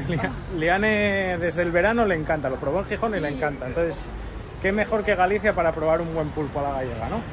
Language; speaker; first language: Spanish; native; Spanish